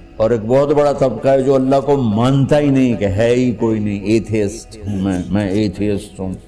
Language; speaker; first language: Urdu; non-native, local second language; Punjabi